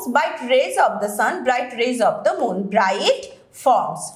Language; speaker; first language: English; non-native, local second language; Bangla